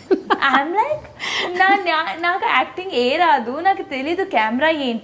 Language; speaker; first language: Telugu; non-native, fluent; Hindi